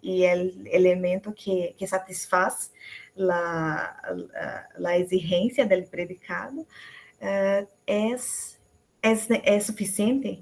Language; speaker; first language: Spanish; non-native, fluent; Portuguese